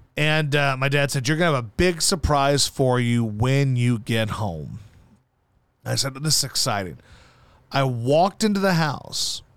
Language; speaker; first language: English; native; English